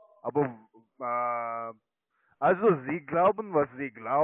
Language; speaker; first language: German; non-native, learner; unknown